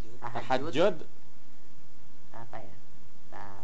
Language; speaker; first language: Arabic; non-native, learner; Indonesian